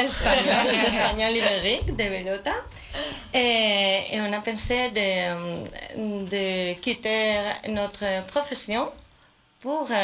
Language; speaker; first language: French; non-native, fluent; Spanish